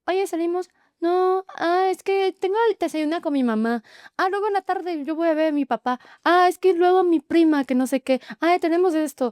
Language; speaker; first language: Spanish; non-native, fluent; Chinese